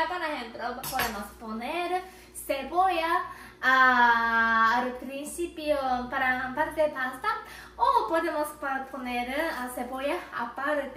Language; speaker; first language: Spanish; non-native, learner; Japanese